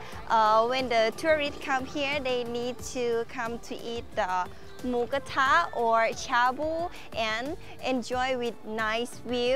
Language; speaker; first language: English; non-native, learner; Thai